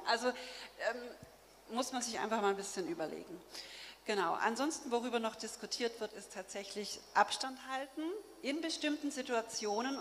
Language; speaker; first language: German; native; German